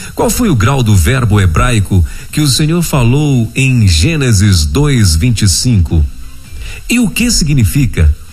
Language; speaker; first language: Portuguese; native; Portuguese